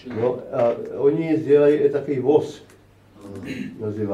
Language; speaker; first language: Russian; non-native, learner; Czech